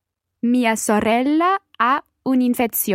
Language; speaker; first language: Italian; non-native, learner; English